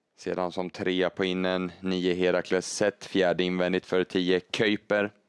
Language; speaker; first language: Swedish; native; Swedish